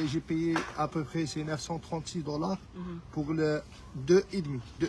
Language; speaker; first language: French; non-native, learner; Arabic